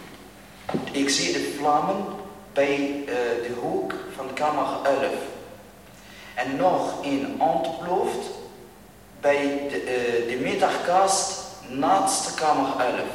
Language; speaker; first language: Dutch; non-native, learner; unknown